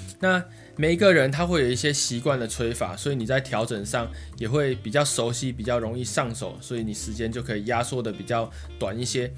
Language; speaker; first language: Chinese; native; Chinese